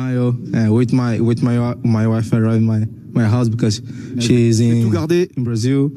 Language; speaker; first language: English; non-native, learner; Portuguese